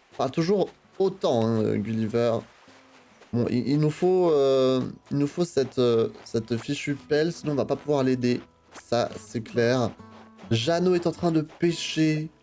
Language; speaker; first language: French; native; French